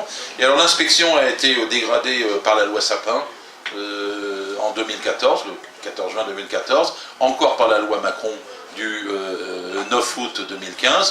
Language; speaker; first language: French; native; French